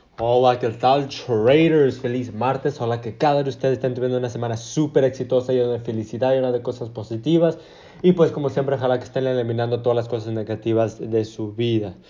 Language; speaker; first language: Spanish; early bilingual, heritage; Spanish